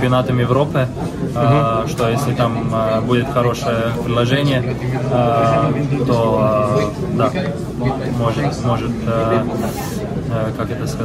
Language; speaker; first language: Russian; non-native, fluent; Slovenian